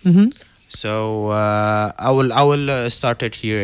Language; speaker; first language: English; non-native, learner; Arabic